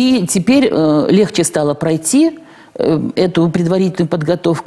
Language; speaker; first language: Russian; native; Russian